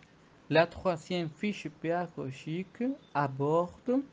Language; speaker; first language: French; non-native, fluent; Spanish